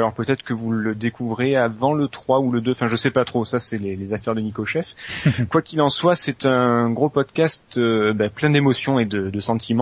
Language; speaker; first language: French; native; French